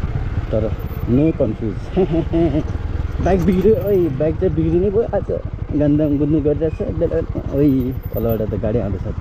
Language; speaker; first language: Nepali; native; Nepali